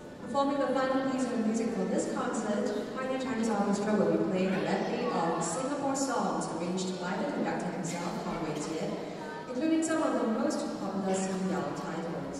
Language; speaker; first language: English; non-native, local second language; Chinese